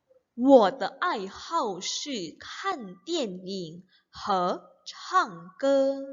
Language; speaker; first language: Chinese; non-native, fluent; Indonesian